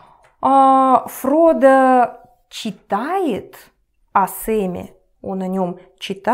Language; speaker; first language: Russian; non-native, learner; English